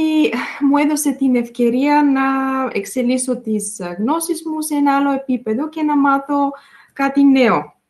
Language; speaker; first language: Greek; non-native, fluent; Bulgarian